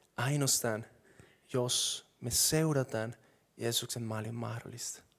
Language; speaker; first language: Finnish; non-native, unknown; Spanish